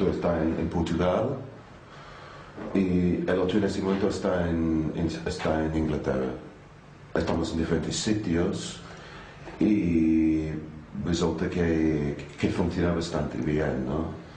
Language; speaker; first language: Spanish; non-native, fluent; English